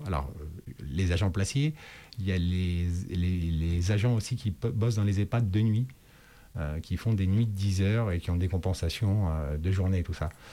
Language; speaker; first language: French; native; French